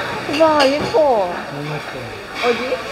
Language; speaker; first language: Korean; non-native, learner; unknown